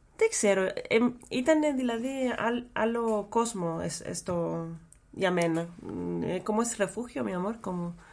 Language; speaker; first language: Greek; non-native, learner; Spanish